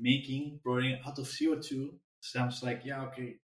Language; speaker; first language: English; non-native, fluent; Spanish